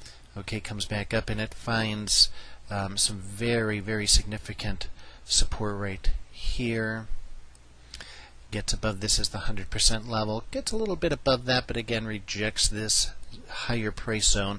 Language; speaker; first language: English; native; English